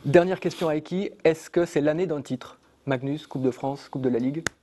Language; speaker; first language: French; native; French